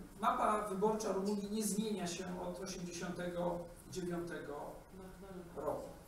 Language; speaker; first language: Polish; native; Polish